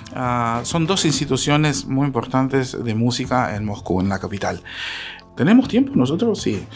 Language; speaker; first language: Spanish; non-native, fluent; Russian